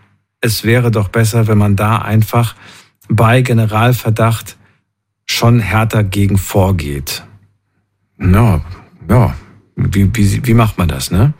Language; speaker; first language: German; native; German